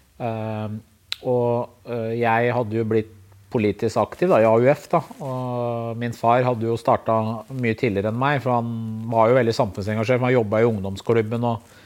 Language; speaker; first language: Norwegian; native; Norwegian